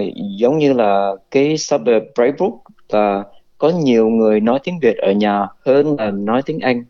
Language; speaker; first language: Vietnamese; early bilingual, heritage; Vietnamese